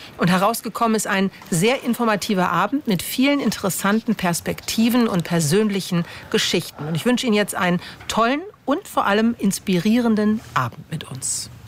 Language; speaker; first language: German; native; German